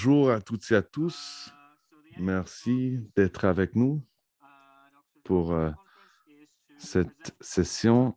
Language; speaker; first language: French; non-native, fluent; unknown